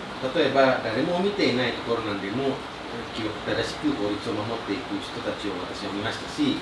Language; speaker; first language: Japanese; non-native, fluent; Indonesian